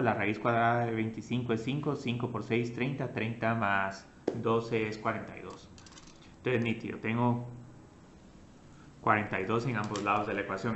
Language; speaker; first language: Spanish; native; Spanish